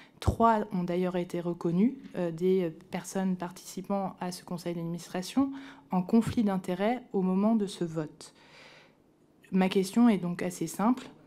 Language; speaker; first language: French; native; French